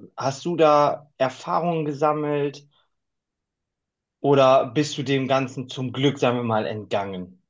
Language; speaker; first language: German; native; German